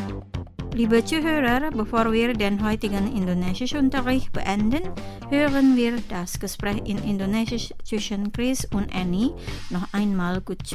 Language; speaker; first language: German; non-native, fluent; Indonesian